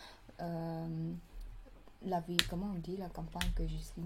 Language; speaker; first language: French; non-native, learner; Khmer